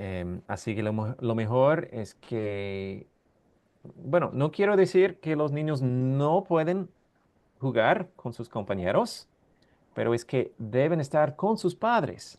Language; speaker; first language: Spanish; non-native, fluent; English